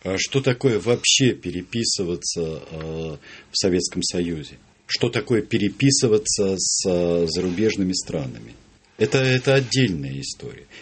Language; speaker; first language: Russian; native; Russian